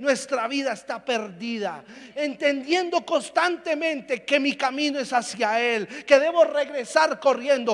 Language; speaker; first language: Spanish; native; Spanish